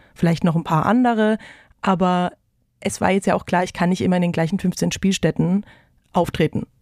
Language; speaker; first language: German; native; German